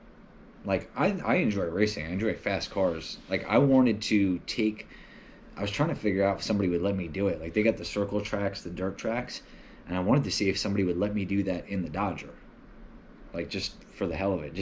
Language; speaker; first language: English; native; English